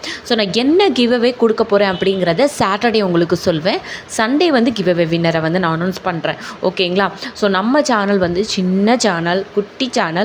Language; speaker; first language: Tamil; native; Tamil